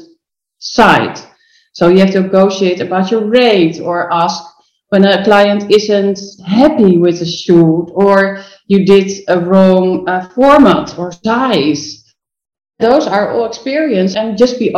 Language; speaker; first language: English; non-native, fluent; Dutch